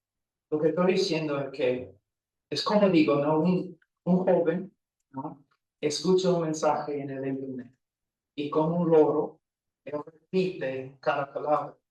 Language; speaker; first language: Spanish; non-native, fluent; English